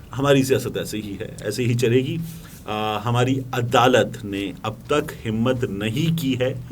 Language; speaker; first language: Urdu; native; Urdu